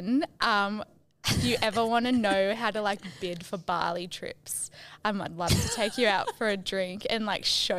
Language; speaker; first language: English; native; English